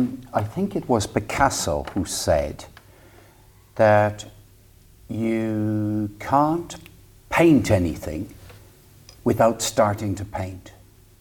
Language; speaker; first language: English; native; English